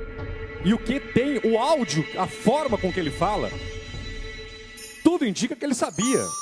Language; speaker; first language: Portuguese; native; Portuguese